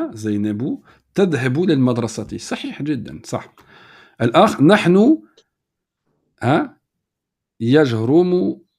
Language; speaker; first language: Arabic; non-native, fluent; French